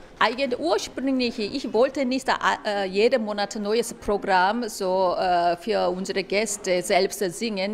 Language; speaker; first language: German; non-native, fluent; Korean